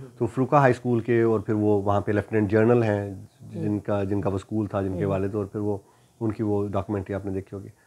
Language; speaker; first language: Urdu; non-native, local second language; Punjabi